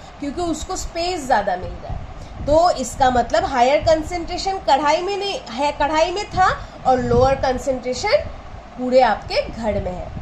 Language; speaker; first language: Hindi; non-native, local second language; Bangla